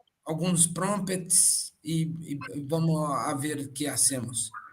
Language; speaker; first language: Spanish; non-native, learner; Portuguese